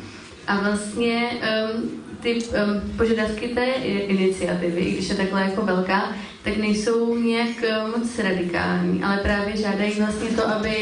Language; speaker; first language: Czech; native; Czech